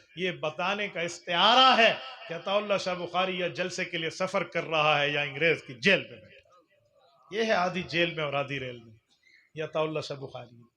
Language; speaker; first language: Urdu; non-native, local second language; Punjabi